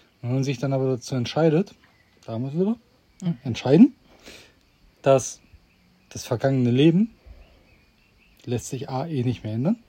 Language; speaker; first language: German; native; German